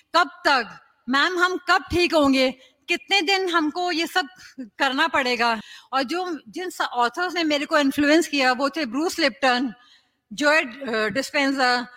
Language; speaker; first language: Hindi; native; Hindi